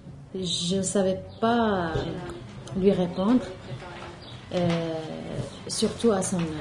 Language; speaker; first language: French; non-native, local second language; Arabic